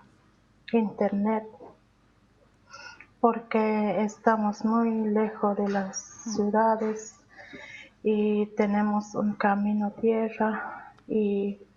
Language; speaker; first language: Spanish; non-native, local second language; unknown